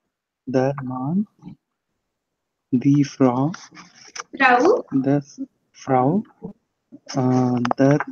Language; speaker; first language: German; non-native, learner; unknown